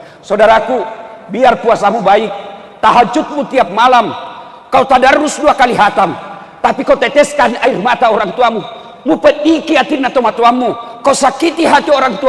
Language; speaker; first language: Indonesian; non-native, local second language; Buginese